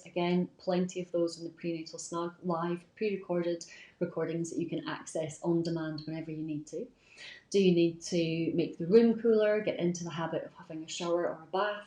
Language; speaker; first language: English; native; English